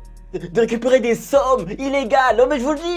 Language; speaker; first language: French; native; French